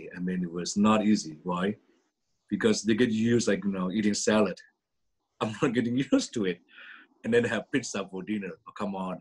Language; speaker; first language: English; non-native, fluent; Indonesian